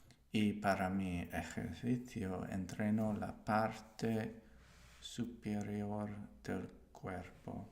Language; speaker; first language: Spanish; non-native, learner; English